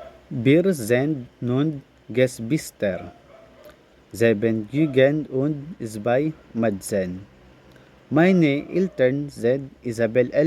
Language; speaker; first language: German; non-native, learner; Filipino